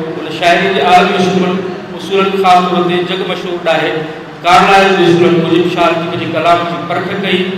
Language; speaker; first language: Sindhi; native; Sindhi